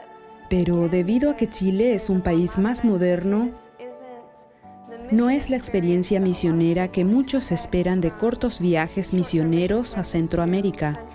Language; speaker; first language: Spanish; non-native, fluent; English